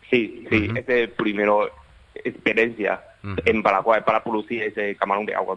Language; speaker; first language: Spanish; non-native, learner; Chinese